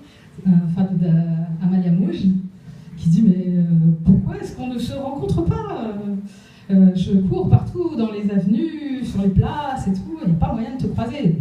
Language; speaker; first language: French; native; French